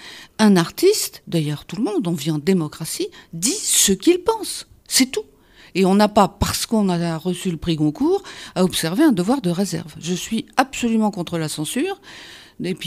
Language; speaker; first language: French; native; French